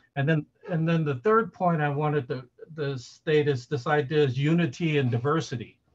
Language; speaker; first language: English; native; English